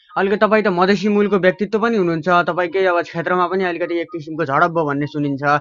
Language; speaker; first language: Nepali; native; Nepali